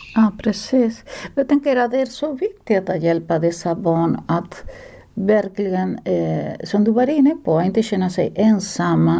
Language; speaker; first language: Swedish; non-native, fluent; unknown